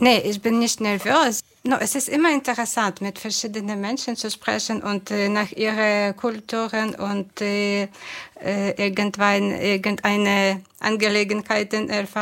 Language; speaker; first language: German; non-native, fluent; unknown